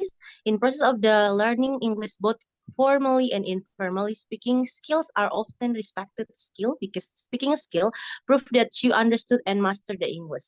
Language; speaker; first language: English; non-native, learner; Indonesian